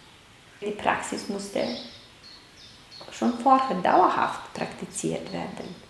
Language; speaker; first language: German; non-native, fluent; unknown